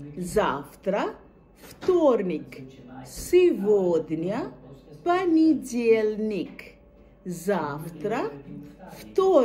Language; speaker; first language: Russian; non-native, fluent; Bangla